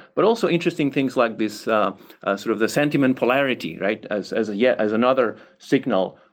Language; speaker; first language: English; non-native, fluent; Catalan